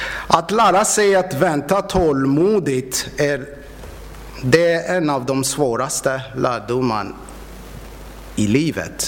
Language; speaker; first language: Swedish; non-native, fluent; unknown